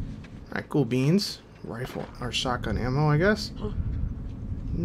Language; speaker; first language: English; native; English